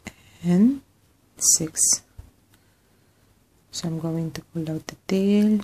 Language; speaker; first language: English; non-native, fluent; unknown